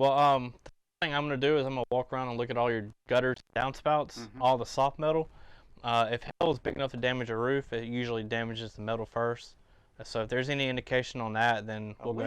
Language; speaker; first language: English; native; English